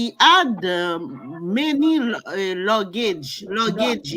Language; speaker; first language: English; non-native, learner; French